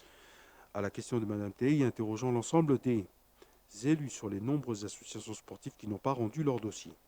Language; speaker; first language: French; native; French